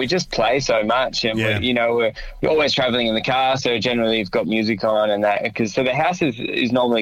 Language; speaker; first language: English; native; English